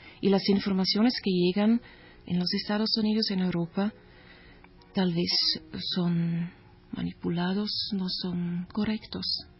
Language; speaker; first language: Spanish; non-native, learner; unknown